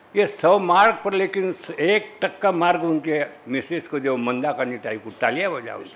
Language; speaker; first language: Hindi; non-native, local second language; Marathi